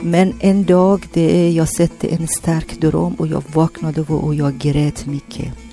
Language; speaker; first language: Swedish; non-native, learner; Persian